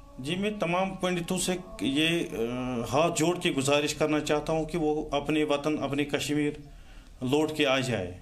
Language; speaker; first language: Hindi; non-native, local second language; Kashmiri